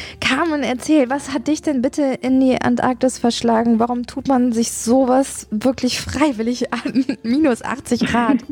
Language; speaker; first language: German; native; German